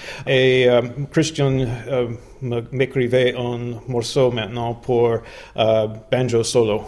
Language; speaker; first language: French; non-native, learner; English